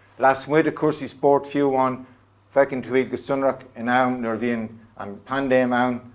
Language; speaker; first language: Irish; non-native, local second language; English